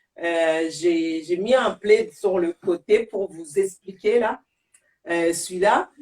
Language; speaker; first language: French; non-native, local second language; Bambara